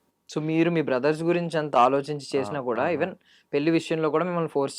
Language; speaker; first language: Telugu; native; Telugu